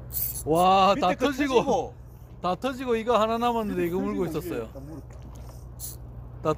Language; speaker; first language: Korean; native; Korean